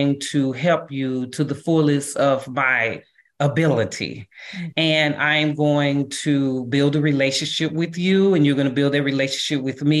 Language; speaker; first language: English; native; English